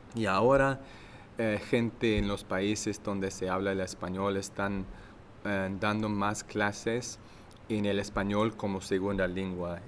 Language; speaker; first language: Spanish; non-native, learner; English